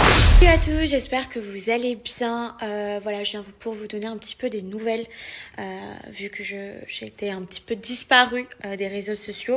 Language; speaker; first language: French; native; French